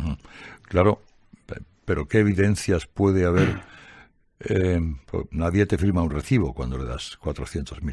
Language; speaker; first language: Spanish; native; Spanish